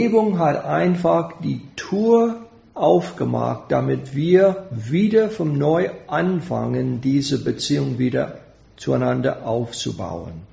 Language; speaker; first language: German; non-native, fluent; English